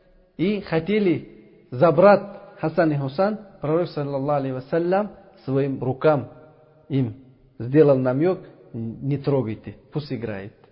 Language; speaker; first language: Russian; non-native, learner; Uzbek